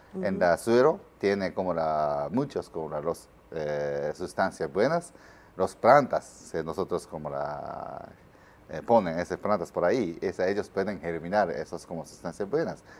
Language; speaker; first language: Spanish; non-native, learner; Japanese